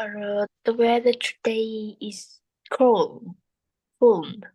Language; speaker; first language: English; non-native, learner; Vietnamese